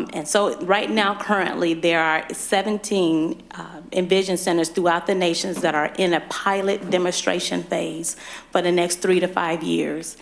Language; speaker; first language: English; native; English